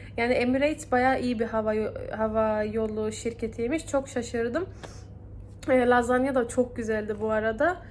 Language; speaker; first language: Turkish; early bilingual, heritage; Turkish